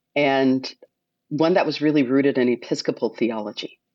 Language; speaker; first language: English; native; English